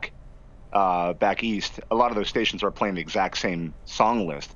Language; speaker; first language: English; native; English